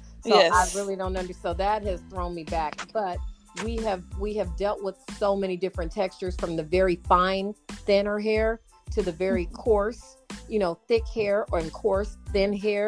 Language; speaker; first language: English; native; English